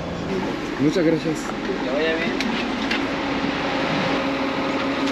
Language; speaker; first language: Spanish; non-native, learner; Korean